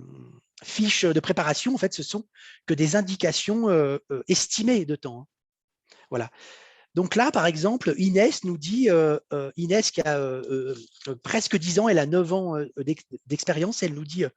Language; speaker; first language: French; native; French